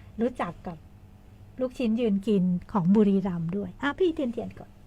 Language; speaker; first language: Thai; native; Thai